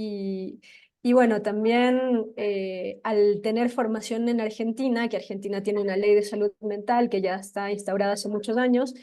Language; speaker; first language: Spanish; native; Spanish